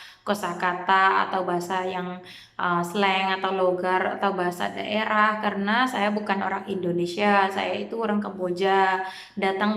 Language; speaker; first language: Indonesian; non-native, fluent; Khmer